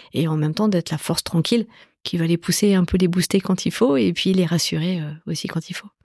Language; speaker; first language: French; native; French